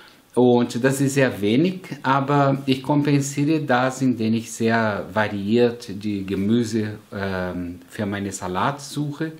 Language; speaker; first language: German; non-native, fluent; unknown